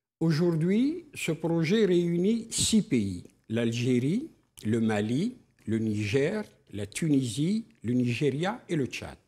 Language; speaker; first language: French; non-native, local second language; Arabic